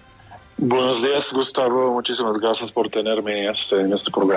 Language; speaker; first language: Spanish; non-native, fluent; Hebrew